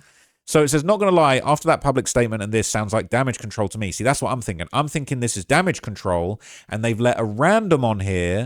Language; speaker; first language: English; native; English